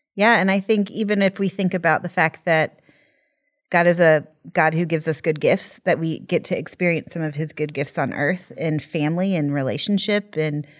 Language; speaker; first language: English; native; English